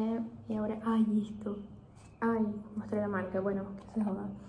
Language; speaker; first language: Spanish; non-native, fluent; Portuguese